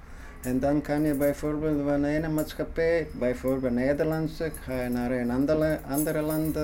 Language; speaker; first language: Dutch; non-native, fluent; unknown